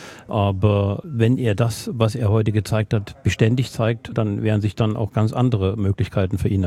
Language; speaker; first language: German; native; German